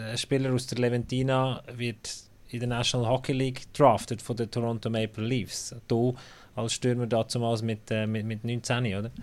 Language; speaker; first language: German; native; German